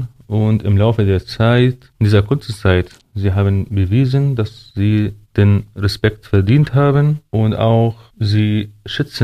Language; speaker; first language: German; non-native, fluent; Arabic